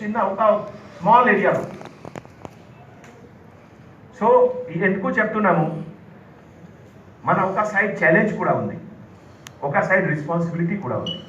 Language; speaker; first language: Telugu; non-native, fluent; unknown